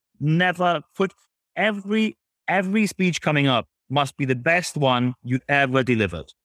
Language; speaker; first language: English; non-native, fluent; German